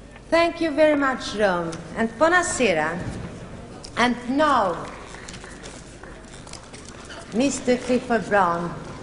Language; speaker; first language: English; non-native, fluent; Swedish